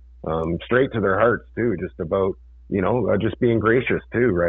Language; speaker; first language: English; native; English